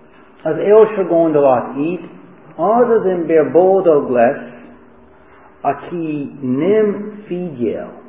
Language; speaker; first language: Hungarian; early bilingual, heritage; Hungarian